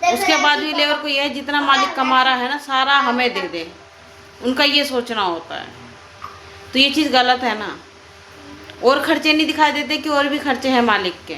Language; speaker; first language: Hindi; native; Hindi